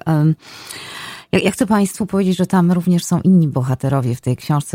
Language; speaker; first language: Polish; native; Polish